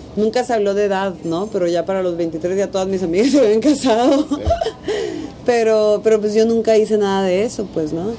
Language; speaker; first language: Spanish; native; Spanish